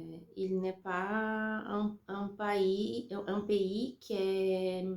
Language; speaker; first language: French; non-native, learner; Portuguese